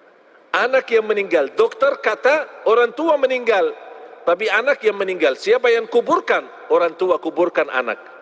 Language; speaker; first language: Indonesian; non-native, fluent; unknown